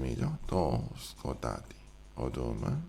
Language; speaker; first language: Greek; non-native, learner; Korean